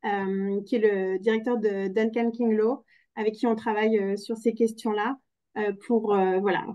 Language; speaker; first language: French; native; French